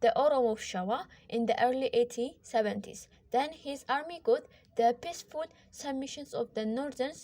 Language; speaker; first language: English; non-native, local second language; Amharic